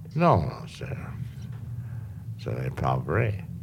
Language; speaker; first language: French; non-native, learner; English